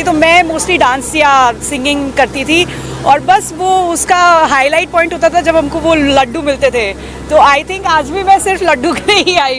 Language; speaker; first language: Hindi; native; Hindi